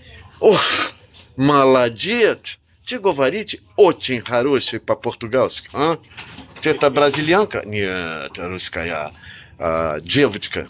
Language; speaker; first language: Russian; non-native, learner; Portuguese